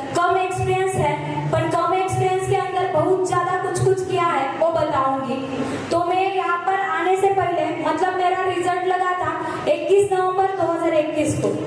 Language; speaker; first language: Hindi; non-native, local second language; Marathi